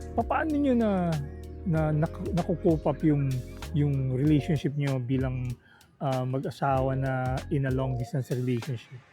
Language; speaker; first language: Filipino; native; Filipino